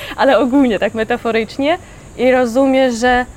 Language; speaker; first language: Polish; non-native, fluent; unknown